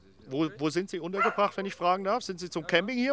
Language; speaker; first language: German; native; German